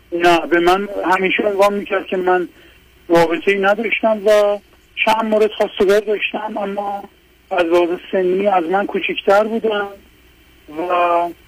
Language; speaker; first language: Persian; non-native, local second language; Azerbaijani